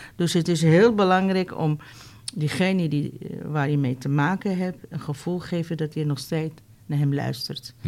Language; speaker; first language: Dutch; non-native, fluent; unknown